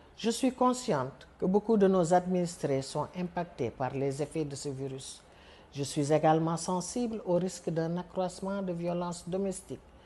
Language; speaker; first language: French; non-native, local second language; Wolof